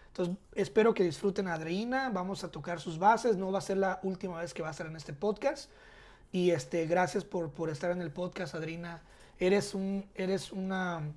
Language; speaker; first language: Spanish; early bilingual, heritage; Spanish